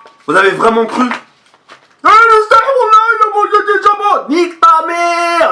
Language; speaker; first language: French; native; French